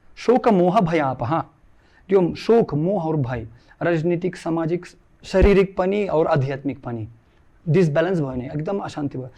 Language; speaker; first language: Nepali; non-native, fluent; Russian